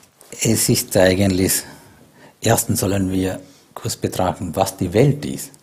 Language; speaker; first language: German; non-native, fluent; Sinhala